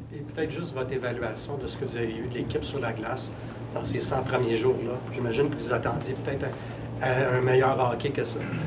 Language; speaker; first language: French; native; French